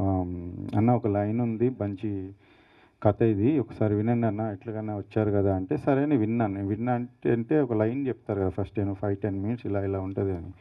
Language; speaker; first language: Telugu; native; Telugu